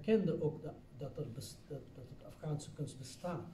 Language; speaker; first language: Dutch; non-native, fluent; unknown